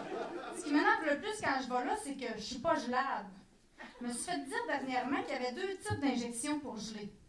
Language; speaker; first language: French; native; French